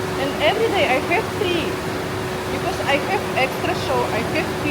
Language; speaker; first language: English; non-native, learner; Russian